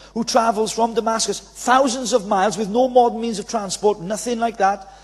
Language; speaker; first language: English; native; English